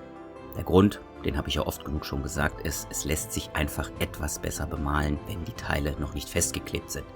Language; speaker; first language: German; native; German